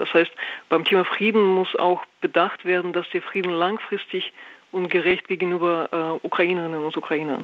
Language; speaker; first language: German; non-native, fluent; Russian